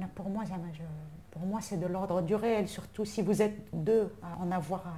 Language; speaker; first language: French; non-native, local second language; Arabic